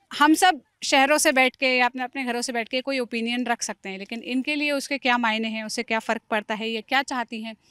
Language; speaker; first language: Hindi; native; Hindi